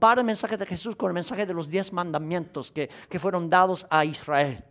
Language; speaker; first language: Spanish; non-native, fluent; English